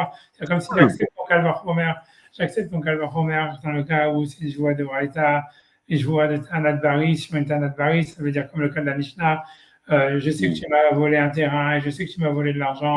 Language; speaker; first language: French; native; French